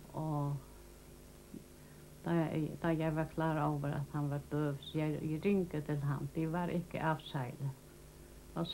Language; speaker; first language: Danish; non-native, local second language; Faroese